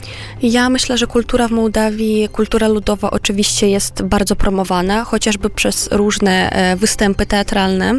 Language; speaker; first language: Polish; non-native, fluent; Romanian